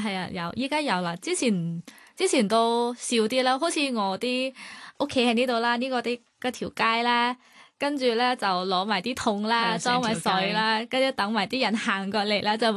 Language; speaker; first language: Cantonese; non-native, fluent; Thai